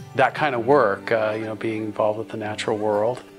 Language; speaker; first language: English; native; English